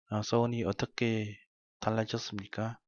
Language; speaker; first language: Korean; non-native, fluent; Vietnamese